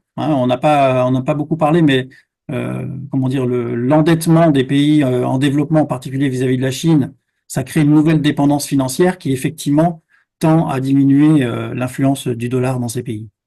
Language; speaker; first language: French; native; French